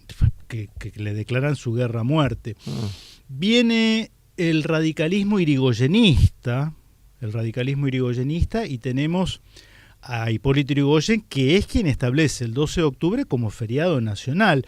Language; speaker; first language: Spanish; native; Spanish